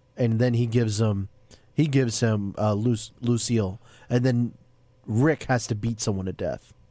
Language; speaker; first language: English; native; English